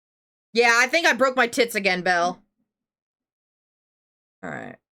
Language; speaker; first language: English; native; English